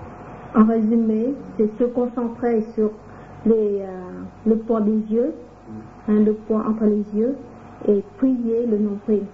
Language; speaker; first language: French; non-native, fluent; Vietnamese